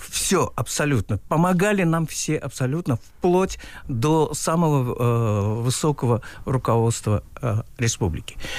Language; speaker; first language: Russian; non-native, local second language; Uzbek